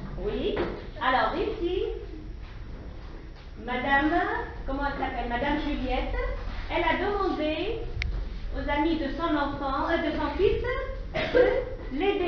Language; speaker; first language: French; non-native, local second language; Arabic